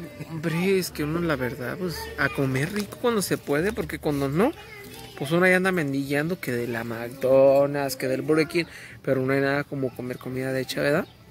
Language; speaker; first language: Spanish; early bilingual, heritage; Spanish